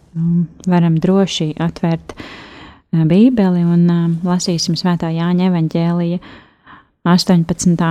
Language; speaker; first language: Latvian; native; Latvian